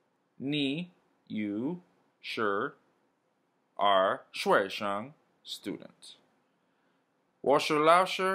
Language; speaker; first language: Chinese; non-native, learner; English